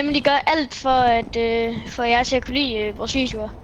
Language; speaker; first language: Danish; native; Danish